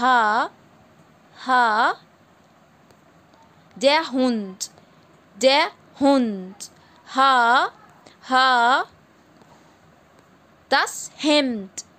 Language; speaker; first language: German; non-native, fluent; Arabic